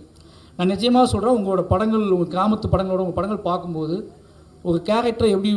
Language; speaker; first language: Tamil; native; Tamil